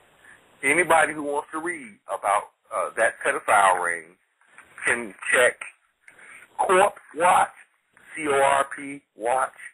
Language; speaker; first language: English; native; English